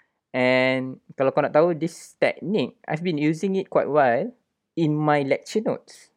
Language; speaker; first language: English; non-native, local second language; Malay